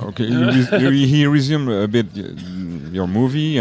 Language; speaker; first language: English; non-native, learner; French